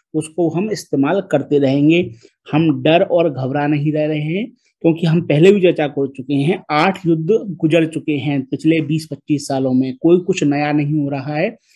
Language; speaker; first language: Hindi; native; Hindi